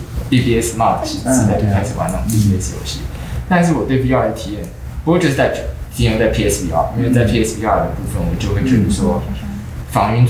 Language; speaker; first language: Chinese; native; Chinese